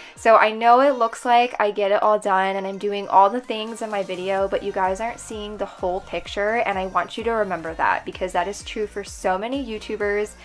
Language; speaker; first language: English; native; English